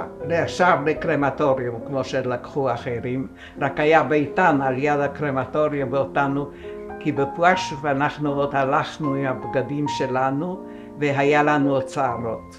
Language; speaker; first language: Hebrew; non-native, fluent; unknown